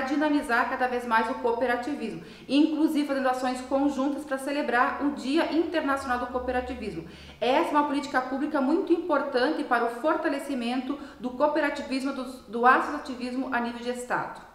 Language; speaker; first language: Portuguese; native; Portuguese